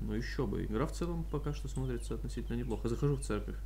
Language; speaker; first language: Russian; native; Russian